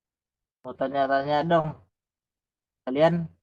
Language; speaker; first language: Indonesian; native; Indonesian